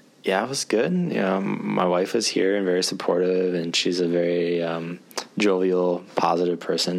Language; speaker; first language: English; native; English